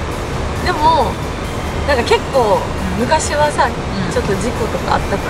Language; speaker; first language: Japanese; native; Japanese